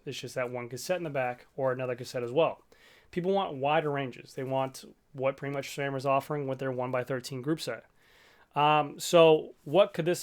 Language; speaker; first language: English; native; English